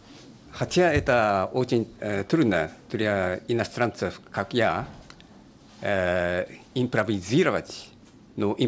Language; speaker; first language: Russian; non-native, learner; Japanese